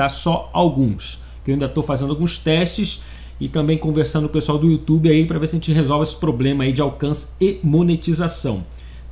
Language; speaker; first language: Portuguese; native; Portuguese